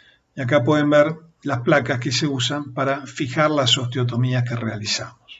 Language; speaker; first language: Spanish; native; Spanish